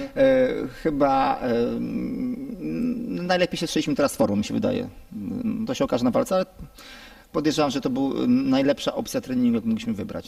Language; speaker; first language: Polish; native; Polish